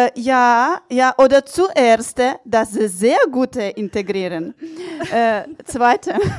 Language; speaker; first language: German; non-native, learner; Ukrainian